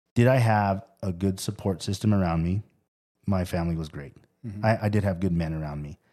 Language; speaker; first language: English; native; English